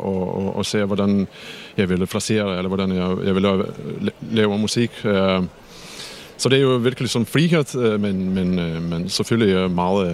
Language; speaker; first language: Danish; non-native, fluent; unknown